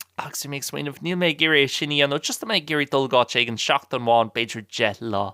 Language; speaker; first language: Irish; non-native, local second language; English